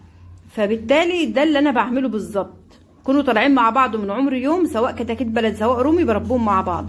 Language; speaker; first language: Arabic; native; Arabic